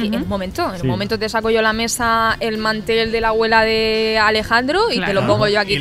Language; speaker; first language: Spanish; native; Spanish